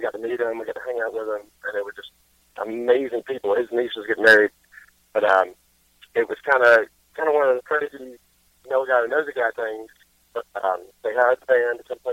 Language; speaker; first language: English; native; English